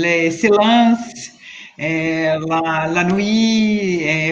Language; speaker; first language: French; non-native, learner; Portuguese